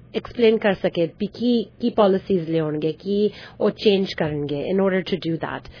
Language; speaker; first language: Punjabi; early bilingual, heritage; Punjabi